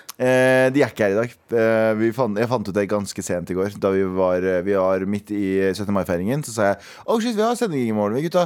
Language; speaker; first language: Norwegian; early bilingual, other home language; Kurdish